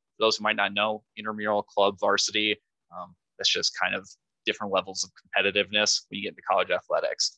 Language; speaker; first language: English; native; English